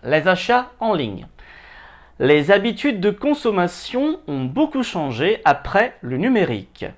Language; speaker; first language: French; non-native, fluent; Portuguese